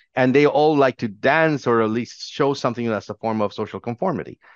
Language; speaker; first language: English; non-native, fluent; Spanish